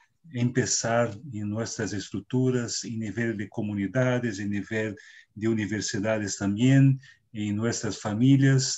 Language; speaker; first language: Spanish; non-native, fluent; Portuguese